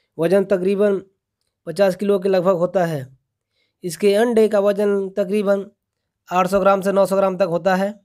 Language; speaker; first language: Hindi; native; Hindi